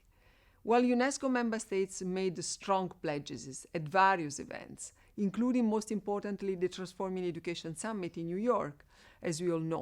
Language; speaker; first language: English; non-native, fluent; Italian